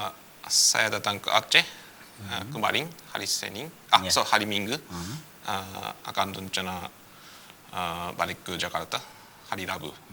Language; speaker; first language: Indonesian; non-native, fluent; Japanese